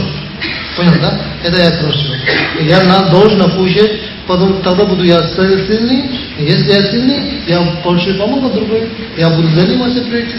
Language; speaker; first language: Russian; non-native, learner; Tibetan